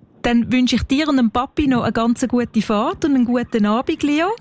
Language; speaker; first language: German; native; German